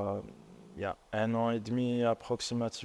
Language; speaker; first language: French; non-native, local second language; Arabic